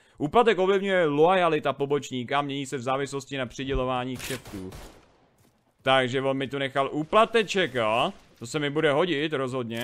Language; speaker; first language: Czech; native; Czech